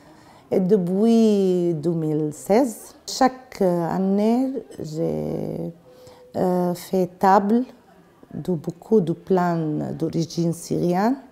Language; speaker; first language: French; non-native, learner; Arabic